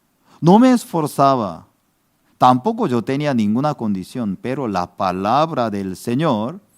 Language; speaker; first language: Spanish; non-native, fluent; Korean